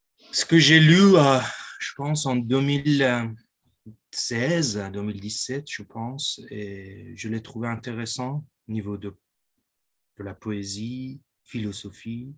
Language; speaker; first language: French; non-native, fluent; Persian